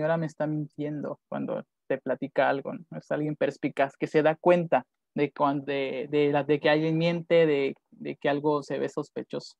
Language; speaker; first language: Spanish; native; Spanish